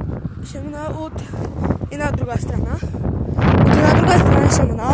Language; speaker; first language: Bulgarian; native; Bulgarian